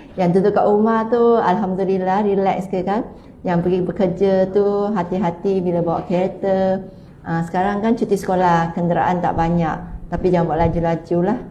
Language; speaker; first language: Malay; non-native, local second language; Chinese